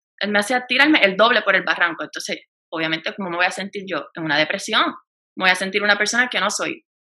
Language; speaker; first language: Spanish; native; Spanish